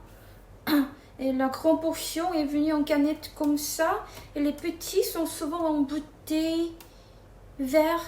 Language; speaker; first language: French; non-native, fluent; Korean